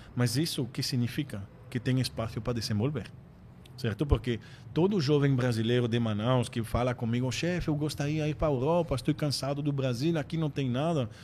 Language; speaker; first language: Portuguese; non-native, fluent; French